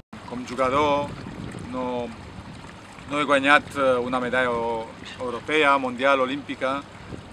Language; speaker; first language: Catalan; non-native, fluent; Romanian